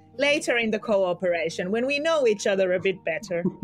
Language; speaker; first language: English; non-native, fluent; Finnish